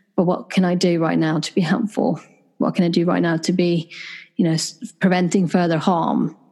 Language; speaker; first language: English; non-native, fluent; Swedish